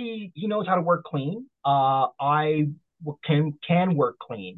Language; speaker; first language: English; native; English